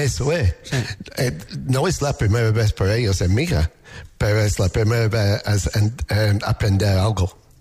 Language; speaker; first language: Spanish; non-native, learner; English